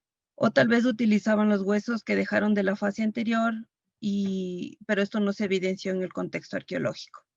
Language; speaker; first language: Spanish; native; Spanish